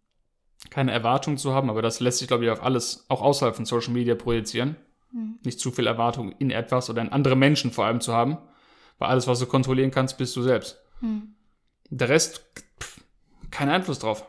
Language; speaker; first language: German; native; German